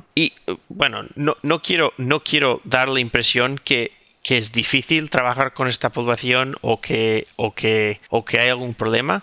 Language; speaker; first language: Spanish; non-native, local second language; Catalan